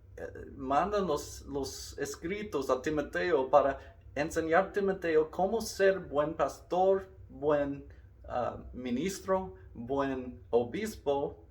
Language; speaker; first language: Spanish; non-native, learner; English